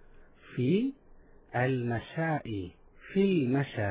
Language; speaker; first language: Arabic; non-native, fluent; Malay